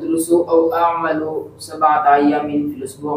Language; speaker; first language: Arabic; non-native, learner; Filipino